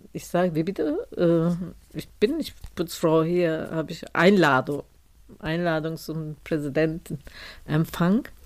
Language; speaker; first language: German; non-native, fluent; Turkish